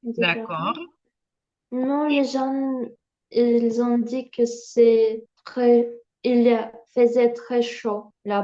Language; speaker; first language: French; non-native, learner; Ukrainian